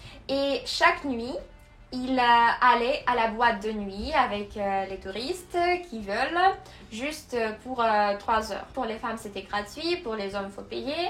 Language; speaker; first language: French; non-native, fluent; Russian